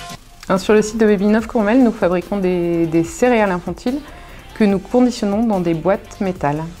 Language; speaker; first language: French; native; French